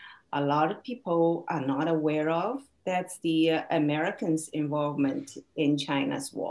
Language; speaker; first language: English; non-native, fluent; Chinese